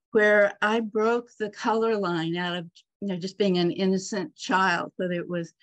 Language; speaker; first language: English; native; English